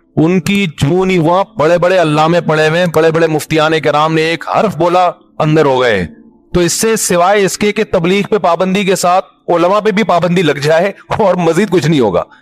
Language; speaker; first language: Urdu; native; Urdu